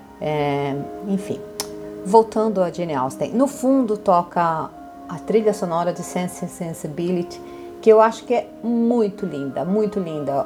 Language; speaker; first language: Portuguese; native; Portuguese